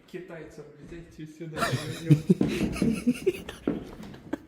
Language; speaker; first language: Russian; non-native, fluent; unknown